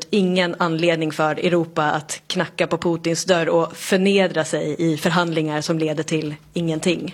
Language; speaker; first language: Swedish; native; Swedish